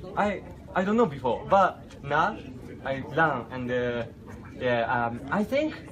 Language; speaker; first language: English; non-native, learner; Japanese